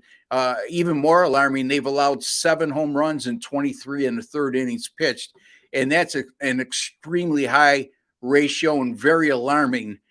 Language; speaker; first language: English; native; English